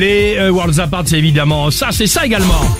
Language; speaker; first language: French; native; French